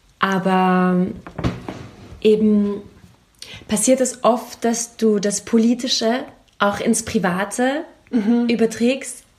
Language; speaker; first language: German; native; German